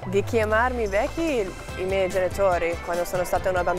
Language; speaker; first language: Italian; non-native, learner; English